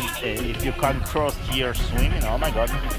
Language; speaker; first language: English; non-native, learner; Spanish